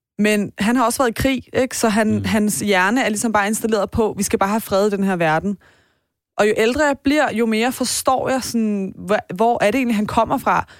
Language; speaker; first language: Danish; early bilingual, other home language; Persian